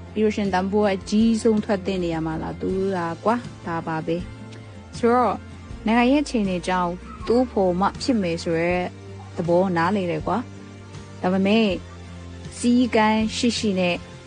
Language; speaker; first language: Burmese; non-native, local second language; Kachin